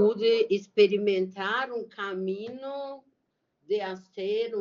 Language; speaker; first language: Spanish; non-native, learner; Portuguese